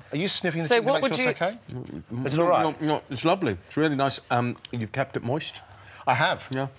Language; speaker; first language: English; native; English